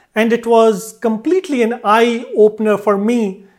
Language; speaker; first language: English; non-native, local second language; Hindi